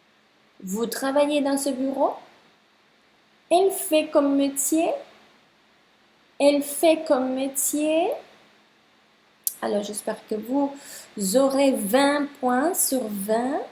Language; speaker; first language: French; non-native, fluent; Spanish